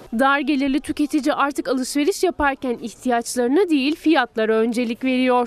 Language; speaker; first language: Turkish; native; Turkish